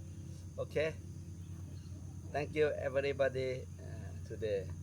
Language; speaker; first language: English; non-native, learner; Thai